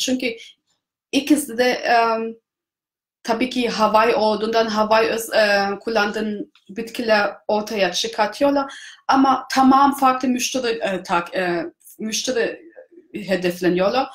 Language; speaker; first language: Turkish; non-native, fluent; German